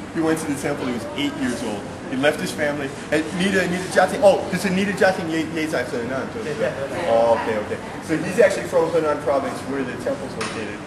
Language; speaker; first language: English; native; English